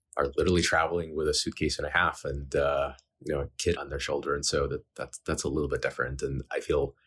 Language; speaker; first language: English; early bilingual, other home language; Ukrainian